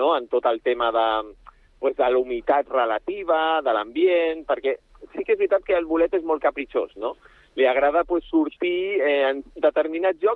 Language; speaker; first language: Catalan; native; Catalan